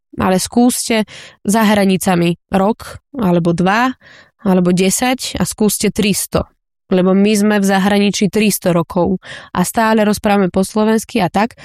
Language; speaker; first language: Slovak; early bilingual, heritage; Slovak